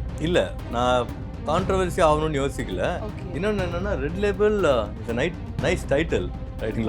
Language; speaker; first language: Tamil; native; Tamil